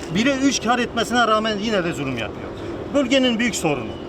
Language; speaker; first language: Turkish; native; Turkish